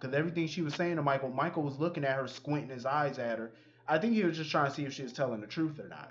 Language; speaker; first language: English; native; English